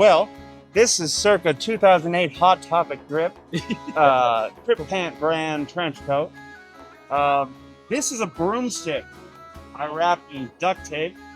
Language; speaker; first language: English; native; English